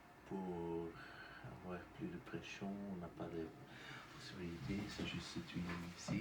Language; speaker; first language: French; non-native, fluent; Dutch